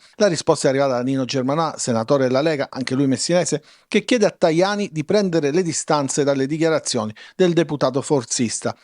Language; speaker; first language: Italian; native; Italian